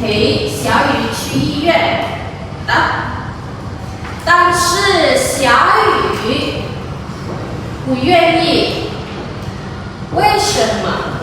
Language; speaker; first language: Chinese; non-native, fluent; Indonesian